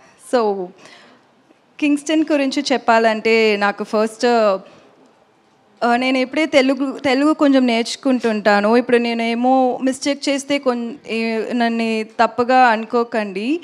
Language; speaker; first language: Telugu; non-native, learner; Tamil